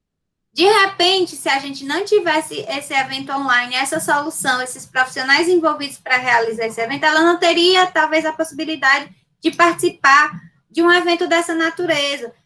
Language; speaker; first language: Portuguese; native; Portuguese